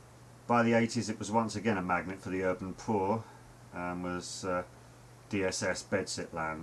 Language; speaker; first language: English; native; English